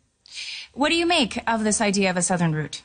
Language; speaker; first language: English; native; English